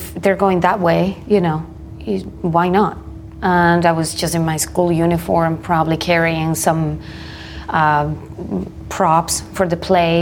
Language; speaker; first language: English; non-native, fluent; Spanish